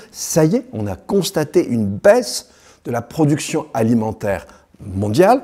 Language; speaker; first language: French; native; French